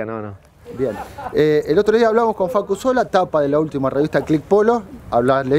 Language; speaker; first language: Spanish; native; Spanish